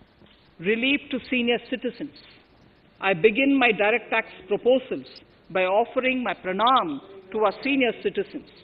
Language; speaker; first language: English; non-native, local second language; Tamil